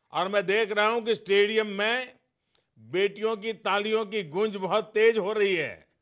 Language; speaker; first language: Hindi; non-native, local second language; Gujarati